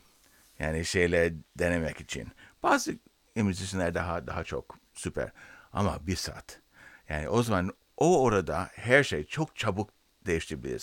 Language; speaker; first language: Turkish; non-native, learner; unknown